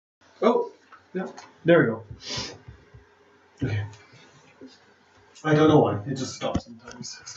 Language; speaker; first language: English; non-native, fluent; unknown